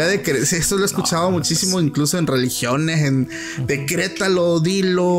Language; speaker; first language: Spanish; native; Spanish